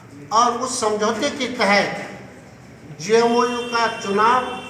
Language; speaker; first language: Hindi; native; Hindi